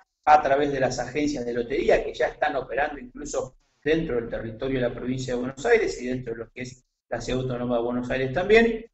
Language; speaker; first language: Spanish; native; Spanish